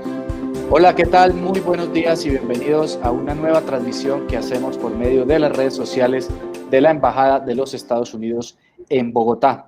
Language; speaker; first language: Spanish; native; Spanish